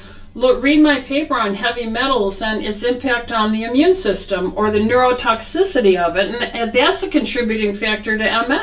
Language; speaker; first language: English; native; English